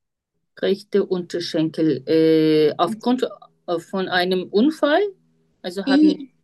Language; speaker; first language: German; non-native, fluent; Turkish